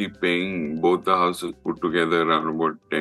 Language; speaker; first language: English; non-native, local second language; Malayalam